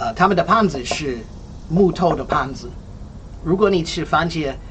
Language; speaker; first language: Chinese; non-native, learner; English